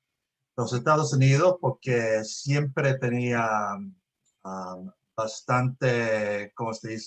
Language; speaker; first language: Spanish; early bilingual, heritage; Spanish